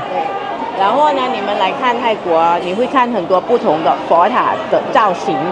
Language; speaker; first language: Chinese; non-native, fluent; Thai